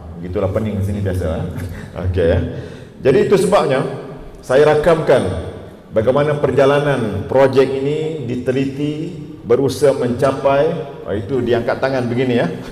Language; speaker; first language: Malay; native; Malay